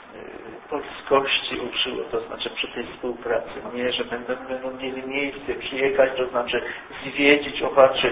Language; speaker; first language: Polish; early bilingual, heritage; Polish